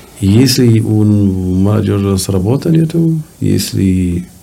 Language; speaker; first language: Russian; non-native, learner; German